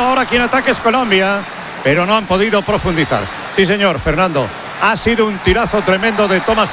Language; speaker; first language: Spanish; native; Spanish